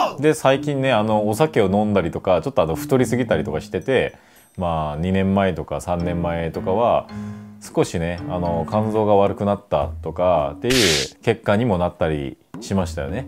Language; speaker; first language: Japanese; non-native, fluent; Korean